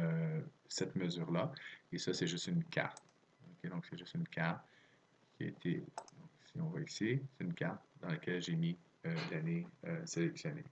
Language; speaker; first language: French; native; French